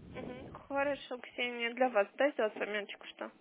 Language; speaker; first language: Russian; native; Russian